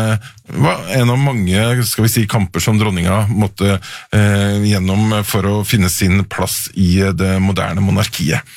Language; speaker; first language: Norwegian; native; Norwegian